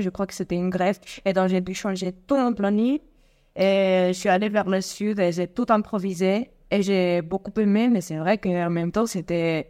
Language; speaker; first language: French; non-native, fluent; Spanish